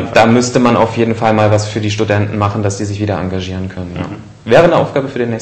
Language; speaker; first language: German; native; German